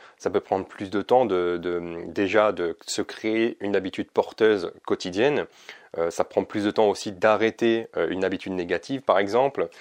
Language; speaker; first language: French; native; French